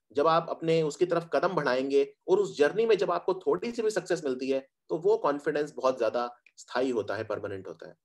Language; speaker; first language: Hindi; native; Hindi